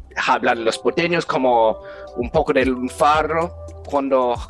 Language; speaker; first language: Spanish; non-native, fluent; English